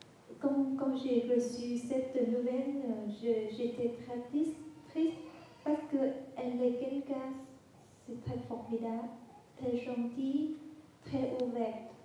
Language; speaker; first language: French; non-native, fluent; Vietnamese